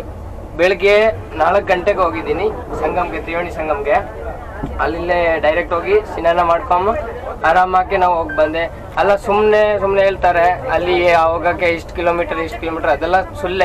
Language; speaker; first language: Kannada; non-native, fluent; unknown